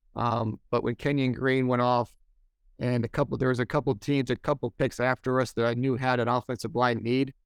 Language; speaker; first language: English; native; English